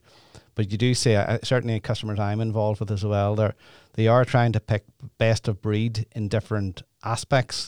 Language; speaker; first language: English; native; English